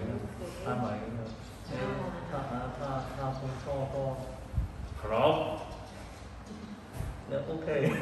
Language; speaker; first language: Thai; non-native, learner; Cantonese